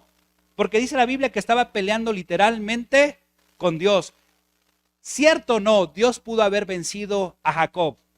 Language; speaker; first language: Spanish; native; Spanish